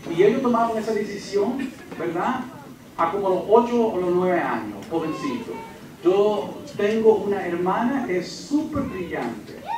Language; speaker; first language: Spanish; early bilingual, heritage; Spanish